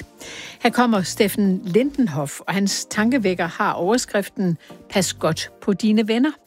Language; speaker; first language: Danish; native; Danish